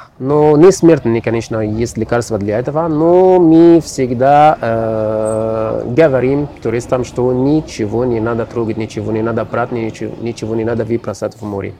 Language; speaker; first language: Russian; non-native, learner; Arabic